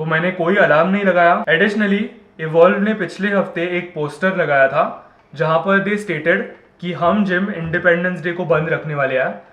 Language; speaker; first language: Hindi; non-native, local second language; Marathi